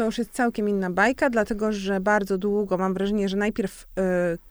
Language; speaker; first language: Polish; native; Polish